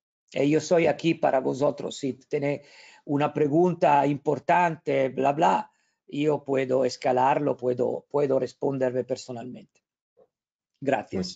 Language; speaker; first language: Spanish; non-native, learner; Italian